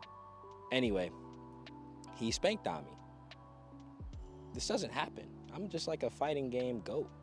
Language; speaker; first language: English; native; English